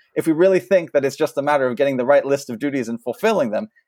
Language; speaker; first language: English; early bilingual, other home language; French